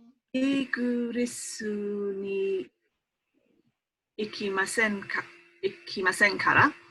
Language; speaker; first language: Japanese; non-native, learner; English